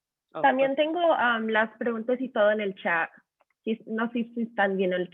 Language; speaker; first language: Spanish; early bilingual, heritage; Spanish